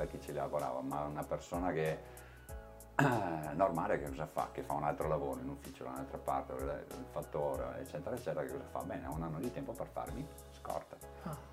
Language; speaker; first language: Italian; native; Italian